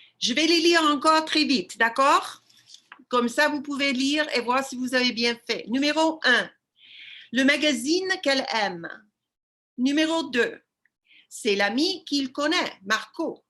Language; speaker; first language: French; non-native, fluent; English